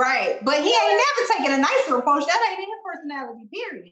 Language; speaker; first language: English; native; English